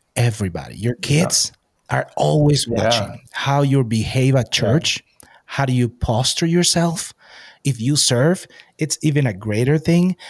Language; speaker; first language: English; non-native, fluent; Spanish